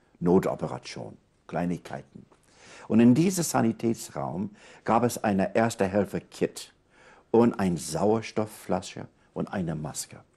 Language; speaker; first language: German; non-native, fluent; English